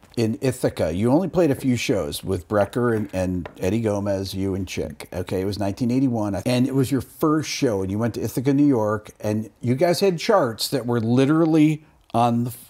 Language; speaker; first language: English; native; English